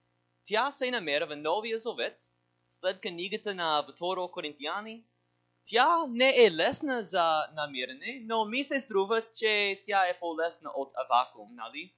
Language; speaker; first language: Bulgarian; non-native, learner; English